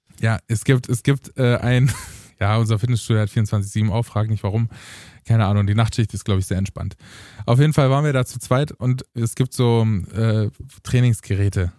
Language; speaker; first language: German; early bilingual, other home language; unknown